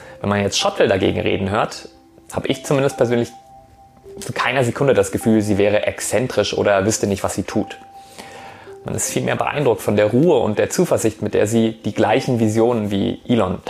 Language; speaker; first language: German; native; German